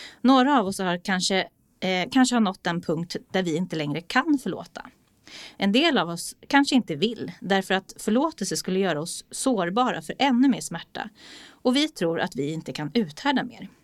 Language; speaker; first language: Swedish; native; Swedish